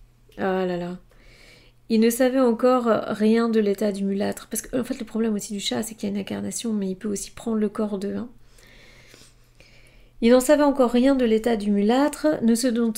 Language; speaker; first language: French; native; French